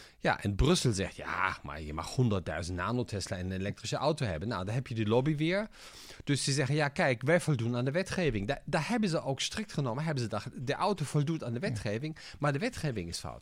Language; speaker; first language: Dutch; non-native, fluent; German